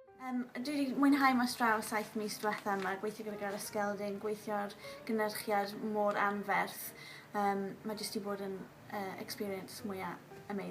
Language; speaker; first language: Welsh; native; Welsh